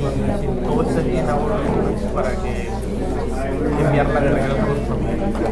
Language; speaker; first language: Spanish; non-native, local second language; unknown